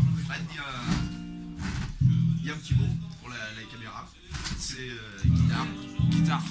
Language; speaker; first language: French; native; French